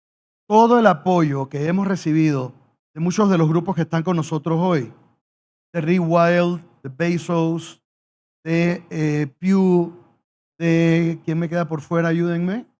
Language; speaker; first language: Spanish; native; Spanish